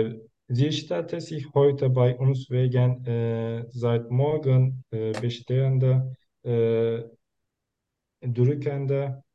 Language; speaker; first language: German; non-native, learner; Turkish